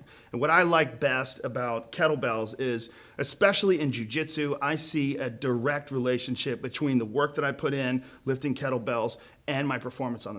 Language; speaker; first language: English; native; English